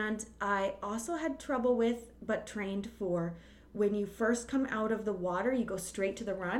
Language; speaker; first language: English; native; English